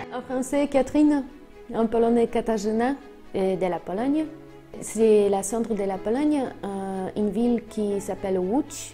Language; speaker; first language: French; non-native, fluent; Polish